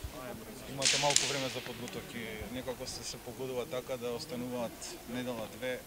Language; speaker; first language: Macedonian; native; Macedonian